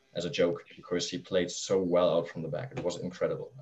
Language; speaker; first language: English; non-native, fluent; German